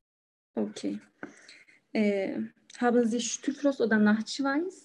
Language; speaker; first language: German; non-native, learner; Turkish